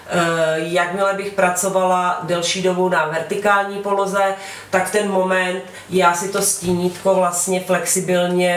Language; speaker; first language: Czech; native; Czech